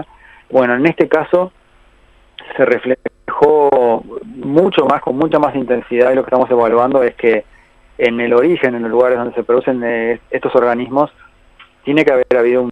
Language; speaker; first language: Spanish; native; Spanish